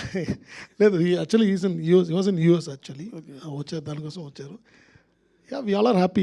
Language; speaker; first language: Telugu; non-native, fluent; Tamil